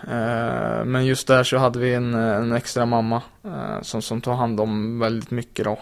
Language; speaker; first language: Swedish; native; Swedish